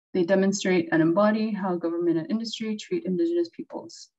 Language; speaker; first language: English; native; English